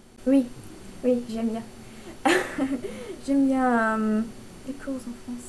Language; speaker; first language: French; non-native, learner; German